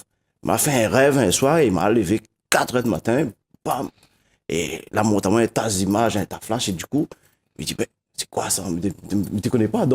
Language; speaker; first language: French; non-native, local second language; Réunion Creole French